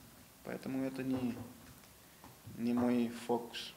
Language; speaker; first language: Russian; non-native, learner; Portuguese